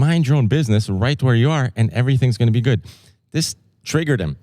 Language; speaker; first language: English; native; English